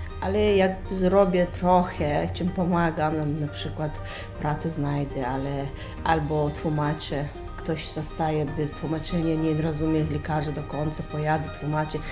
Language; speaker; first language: Polish; non-native, learner; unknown